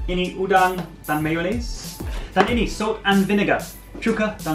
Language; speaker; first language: Indonesian; non-native, learner; English